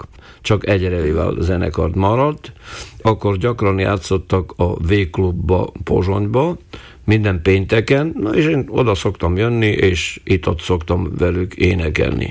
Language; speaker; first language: Hungarian; non-native, local second language; Slovak